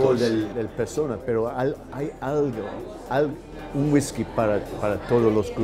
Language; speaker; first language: Spanish; non-native, learner; English